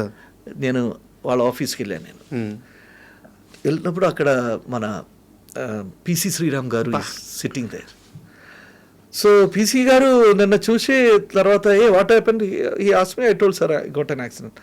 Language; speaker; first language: Telugu; non-native, fluent; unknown